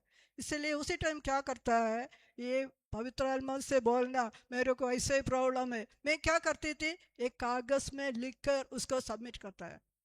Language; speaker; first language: Hindi; non-native, local second language; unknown